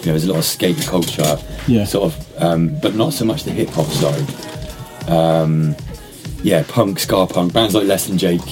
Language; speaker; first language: English; native; English